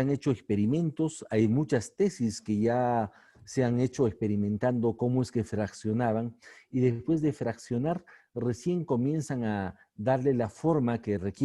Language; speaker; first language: Spanish; native; Spanish